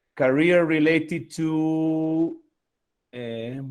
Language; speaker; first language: English; non-native, fluent; Spanish